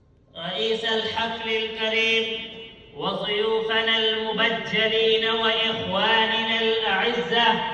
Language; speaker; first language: Arabic; non-native, learner; Urdu